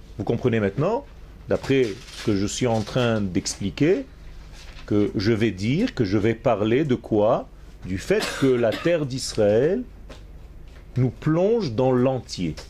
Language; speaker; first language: French; non-native, fluent; Hebrew